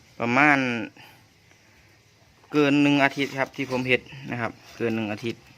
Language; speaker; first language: Thai; non-native, local second language; Northeastern Thai